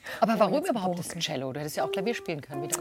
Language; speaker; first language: German; native; German